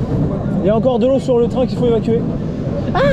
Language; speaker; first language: French; native; French